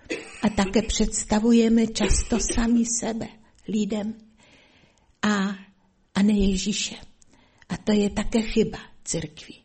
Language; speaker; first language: Czech; non-native, fluent; Polish